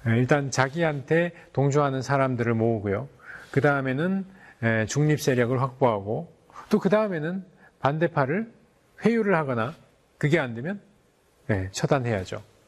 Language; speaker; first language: Korean; native; Korean